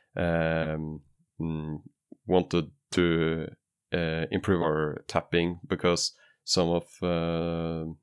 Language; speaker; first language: English; non-native, fluent; Norwegian